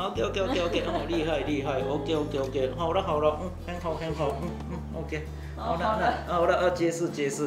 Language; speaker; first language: Chinese; non-native, learner; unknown